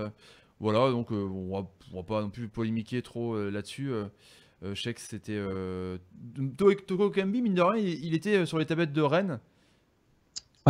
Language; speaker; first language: French; native; French